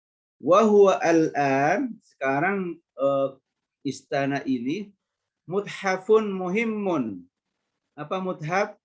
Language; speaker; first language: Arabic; non-native, fluent; Indonesian